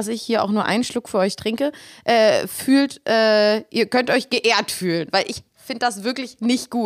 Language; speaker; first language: German; native; German